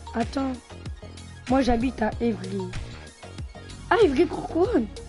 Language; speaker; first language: French; native; French